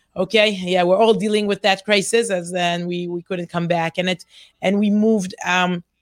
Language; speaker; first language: English; non-native, fluent; Hebrew